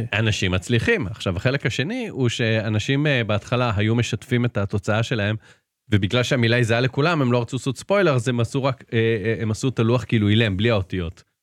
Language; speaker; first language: Hebrew; native; Hebrew